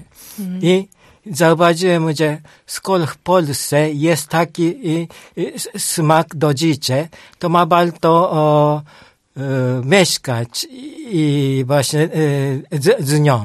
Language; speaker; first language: Polish; non-native, learner; Japanese